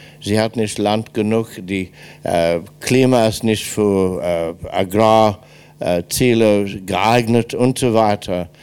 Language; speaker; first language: German; non-native, fluent; English